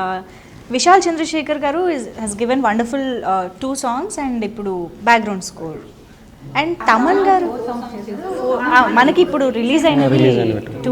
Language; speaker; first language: Telugu; native; Telugu